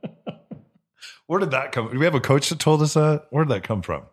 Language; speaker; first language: English; native; English